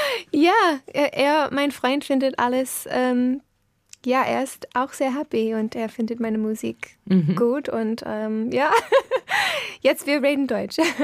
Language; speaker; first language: German; non-native, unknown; English